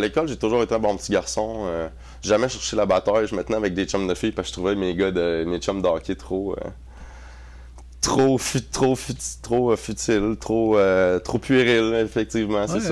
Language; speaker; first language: French; native; French